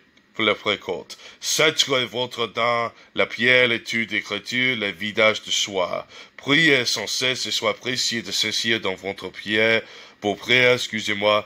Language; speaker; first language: French; non-native, learner; English